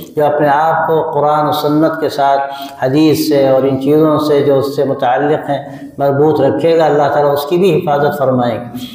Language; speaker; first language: Urdu; native; Urdu